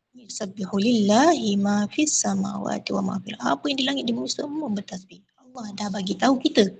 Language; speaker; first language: Malay; native; Malay